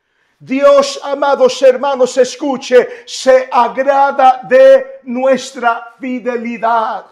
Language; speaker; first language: Spanish; native; Spanish